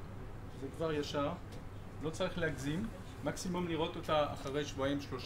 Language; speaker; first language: Hebrew; non-native, fluent; French